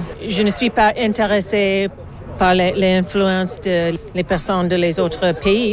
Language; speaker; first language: French; non-native, learner; English